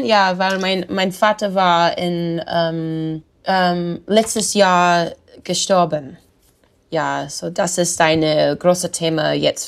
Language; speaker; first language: German; non-native, learner; English